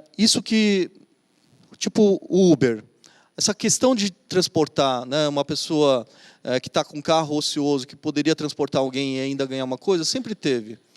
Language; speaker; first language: Portuguese; native; Portuguese